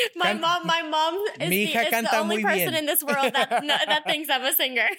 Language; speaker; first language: English; early bilingual, other home language; Spanish